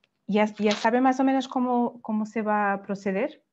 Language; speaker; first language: Spanish; non-native, fluent; Portuguese